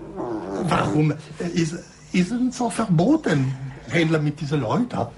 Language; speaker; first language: German; non-native, learner; Bulgarian